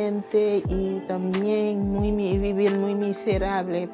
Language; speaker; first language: Spanish; non-native, learner; Haitian Creole